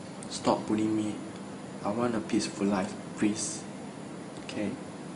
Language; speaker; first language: English; non-native, local second language; Chinese